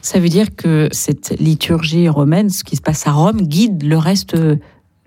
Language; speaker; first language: French; native; French